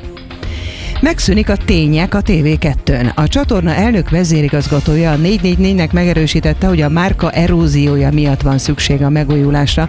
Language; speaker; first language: Hungarian; native; Hungarian